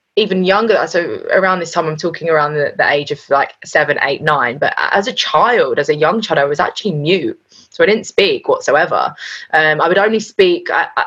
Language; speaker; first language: English; native; English